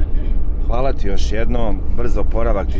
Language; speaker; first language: Bosnian; native; Bosnian